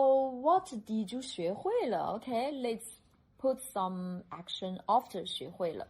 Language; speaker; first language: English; non-native, fluent; Chinese